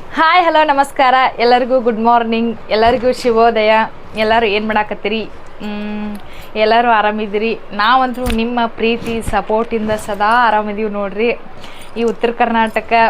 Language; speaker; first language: Kannada; native; Kannada